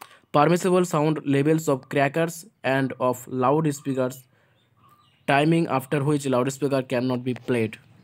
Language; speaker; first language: English; non-native, local second language; Bangla